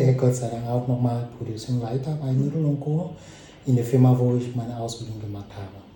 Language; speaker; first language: German; non-native, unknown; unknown